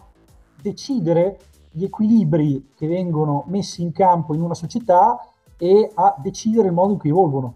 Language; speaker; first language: Italian; native; Italian